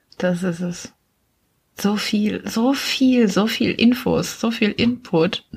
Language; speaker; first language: German; non-native, fluent; Czech